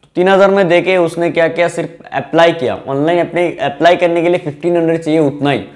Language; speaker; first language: Hindi; non-native, local second language; Bangla